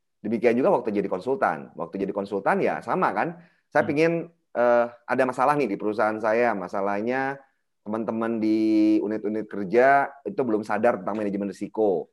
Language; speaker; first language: Indonesian; native; Indonesian